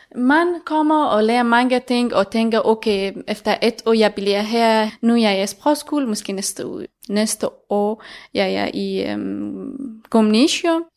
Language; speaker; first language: Danish; non-native, fluent; Persian